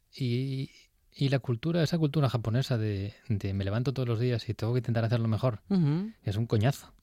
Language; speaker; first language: Spanish; native; Spanish